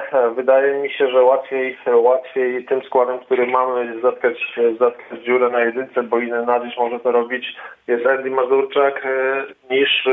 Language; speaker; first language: Polish; native; Polish